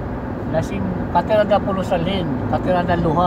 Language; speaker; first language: Arabic; non-native, learner; Filipino